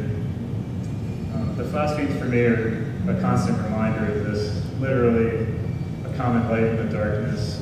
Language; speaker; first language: English; native; English